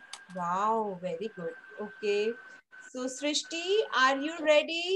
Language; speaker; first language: English; non-native, local second language; Hindi